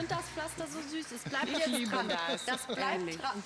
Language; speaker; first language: German; native; German